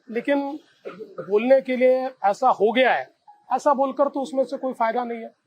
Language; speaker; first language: Hindi; non-native, local second language; Marathi